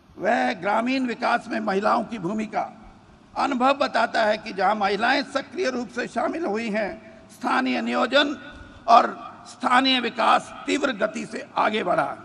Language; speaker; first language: Hindi; native; Hindi